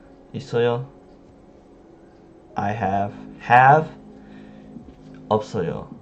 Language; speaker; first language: Korean; non-native, learner; English